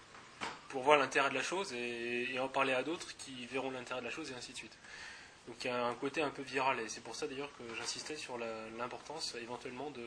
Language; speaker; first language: French; native; French